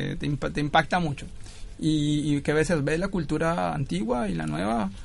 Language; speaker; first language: Spanish; native; Spanish